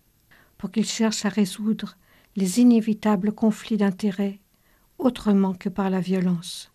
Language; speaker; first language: French; native; French